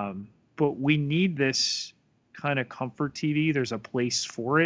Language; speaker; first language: English; native; English